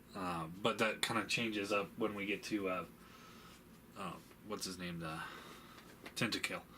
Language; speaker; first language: English; native; English